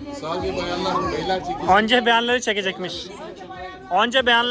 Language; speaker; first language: Turkish; non-native, fluent; Hindi